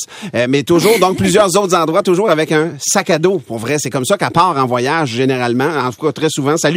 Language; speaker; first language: French; native; French